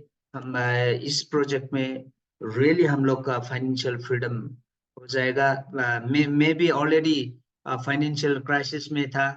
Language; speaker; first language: Hindi; non-native, local second language; Nepali